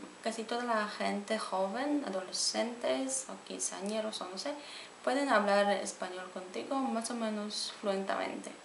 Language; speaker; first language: Spanish; non-native, fluent; Polish